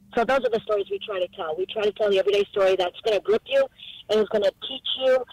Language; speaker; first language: English; native; English